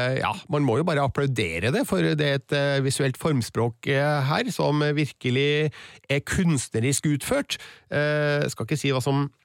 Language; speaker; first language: Norwegian; native; Norwegian